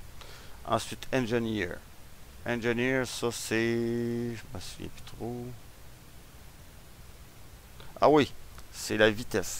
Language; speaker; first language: French; native; French